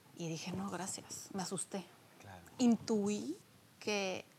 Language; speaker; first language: Spanish; early bilingual, other home language; Polish